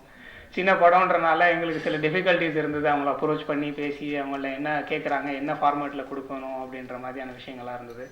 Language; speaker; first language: Tamil; native; Tamil